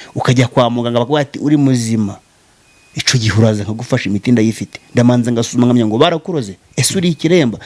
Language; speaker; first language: Kinyarwanda; early bilingual, heritage; Kinyarwanda